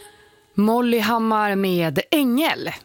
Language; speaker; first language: Swedish; native; Swedish